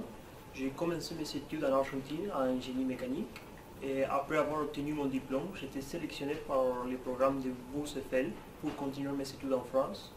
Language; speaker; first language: French; non-native, fluent; Spanish